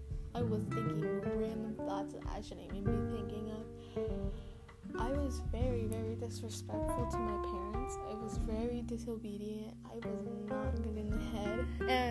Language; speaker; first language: English; early bilingual, other home language; Spanish